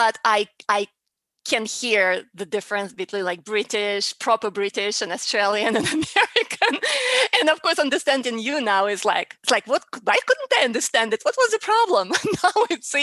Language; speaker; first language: English; non-native, fluent; Russian